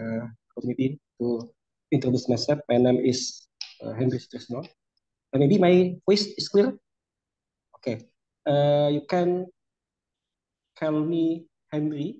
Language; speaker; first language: English; non-native, learner; Indonesian